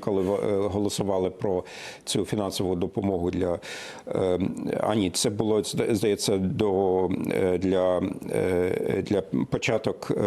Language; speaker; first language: Ukrainian; non-native, fluent; German